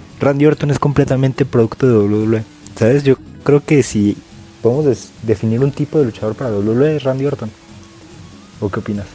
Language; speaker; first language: Spanish; native; Spanish